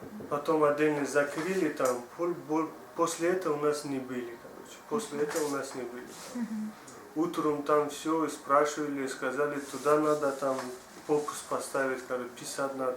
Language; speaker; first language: Russian; non-native, learner; Tajik